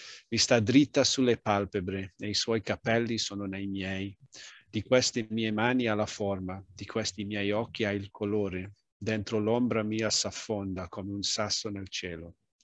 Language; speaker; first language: Italian; non-native, fluent; English